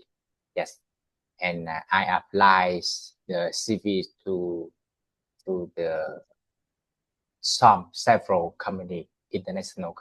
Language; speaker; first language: English; non-native, learner; Vietnamese